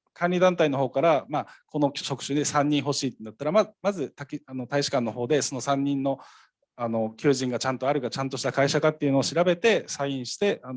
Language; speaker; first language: Japanese; native; Japanese